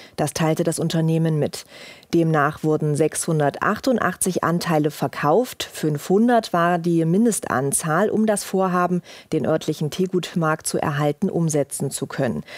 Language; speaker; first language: German; native; German